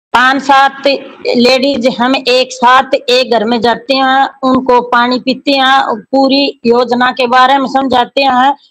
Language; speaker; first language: Hindi; native; Hindi